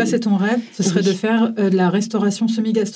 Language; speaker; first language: French; native; French